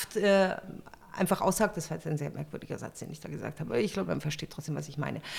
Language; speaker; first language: German; native; German